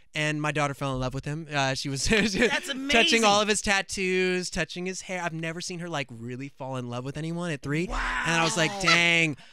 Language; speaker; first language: English; native; English